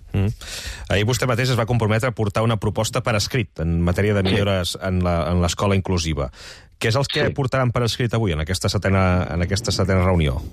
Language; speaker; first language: Catalan; native; Catalan